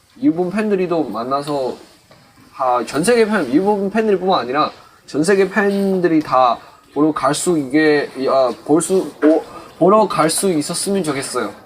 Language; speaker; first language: Korean; non-native, fluent; Chinese